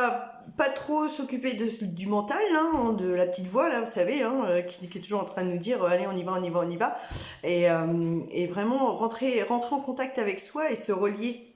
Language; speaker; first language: French; native; French